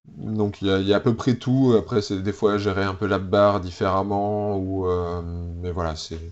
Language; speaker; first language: French; native; French